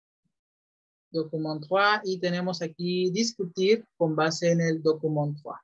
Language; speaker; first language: Spanish; native; Spanish